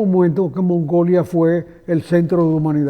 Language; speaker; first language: Spanish; native; Spanish